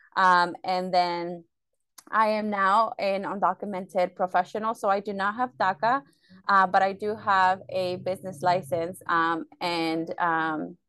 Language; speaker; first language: English; early bilingual, other home language; Spanish